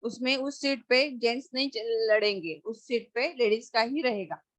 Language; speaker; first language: Hindi; non-native, local second language; Marathi